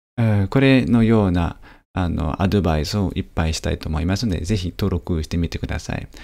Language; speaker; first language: Japanese; non-native, fluent; French